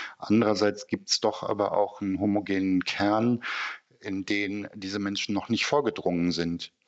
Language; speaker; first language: German; early bilingual, other home language; Turkish